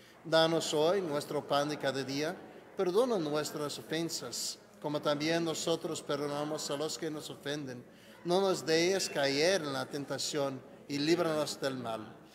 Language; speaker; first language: Spanish; non-native, learner; English